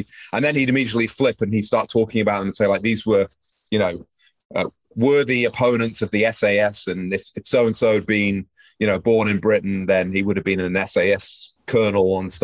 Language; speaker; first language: English; native; English